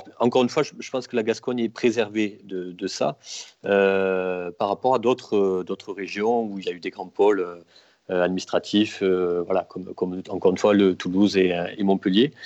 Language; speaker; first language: French; native; French